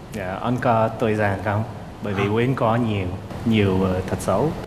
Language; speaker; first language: Vietnamese; non-native, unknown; English